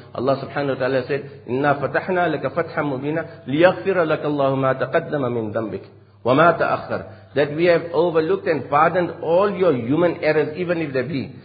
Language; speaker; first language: English; native; English